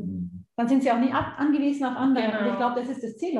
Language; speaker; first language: German; native; German